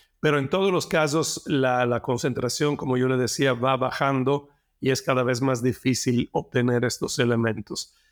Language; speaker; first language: Spanish; non-native, fluent; Italian